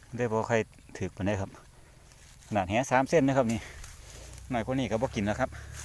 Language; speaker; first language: Thai; native; Thai